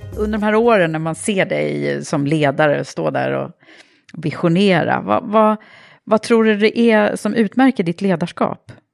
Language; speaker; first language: Swedish; native; Swedish